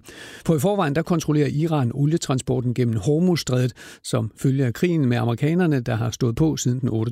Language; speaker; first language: Danish; native; Danish